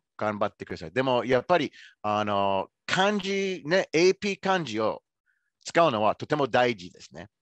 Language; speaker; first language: Japanese; non-native, fluent; English